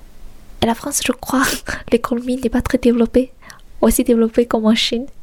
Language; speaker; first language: French; non-native, fluent; Chinese